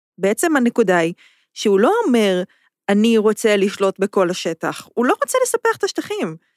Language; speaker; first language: Hebrew; native; Hebrew